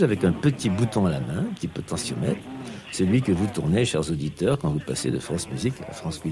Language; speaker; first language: French; native; French